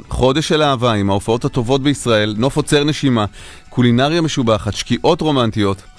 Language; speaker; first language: Hebrew; native; Hebrew